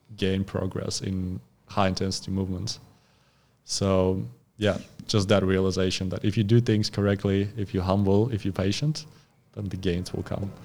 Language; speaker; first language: English; non-native, fluent; Russian